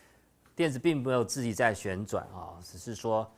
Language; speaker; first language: Chinese; native; Chinese